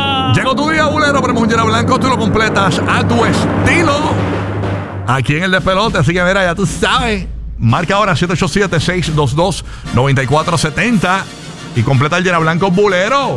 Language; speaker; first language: Spanish; native; Spanish